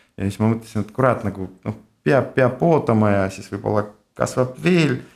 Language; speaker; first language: Estonian; non-native, local second language; Russian